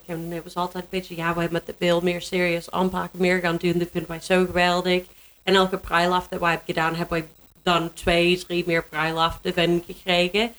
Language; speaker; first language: Dutch; non-native, learner; English